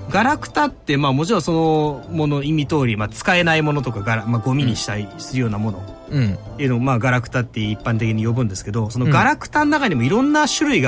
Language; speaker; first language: Japanese; native; Japanese